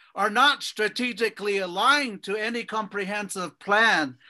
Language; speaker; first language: English; native; English